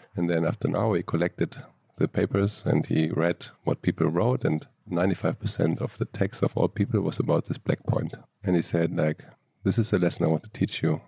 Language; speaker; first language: English; non-native, fluent; German